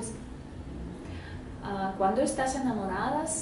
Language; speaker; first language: Spanish; non-native, fluent; Russian